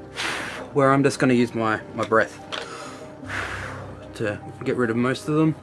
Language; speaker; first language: English; native; English